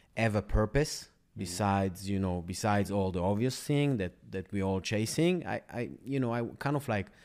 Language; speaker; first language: English; non-native, fluent; Hebrew